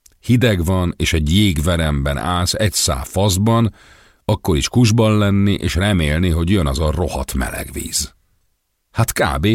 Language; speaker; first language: Hungarian; native; Hungarian